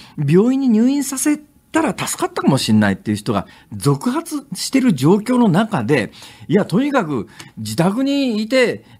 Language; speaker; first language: Japanese; native; Japanese